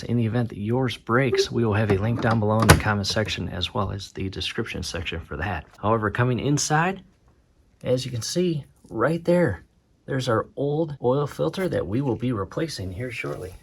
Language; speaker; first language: English; native; English